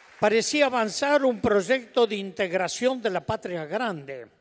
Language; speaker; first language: Spanish; native; Spanish